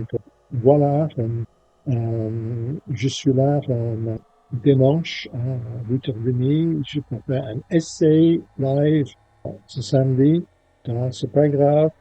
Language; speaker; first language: French; non-native, fluent; English